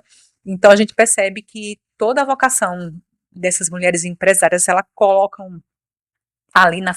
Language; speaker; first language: Portuguese; native; Portuguese